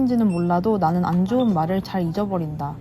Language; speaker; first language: Korean; native; Korean